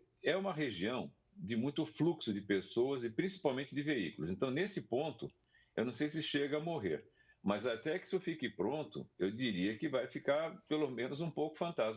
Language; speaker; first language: Portuguese; native; Portuguese